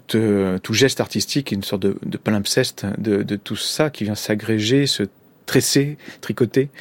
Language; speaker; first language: French; native; French